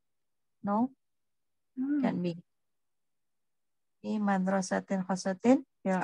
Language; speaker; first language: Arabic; non-native, learner; Indonesian